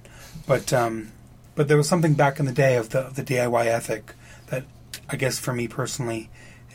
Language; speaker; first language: English; native; English